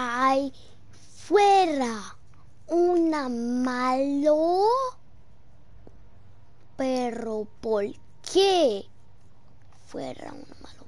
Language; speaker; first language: Spanish; early bilingual, heritage; English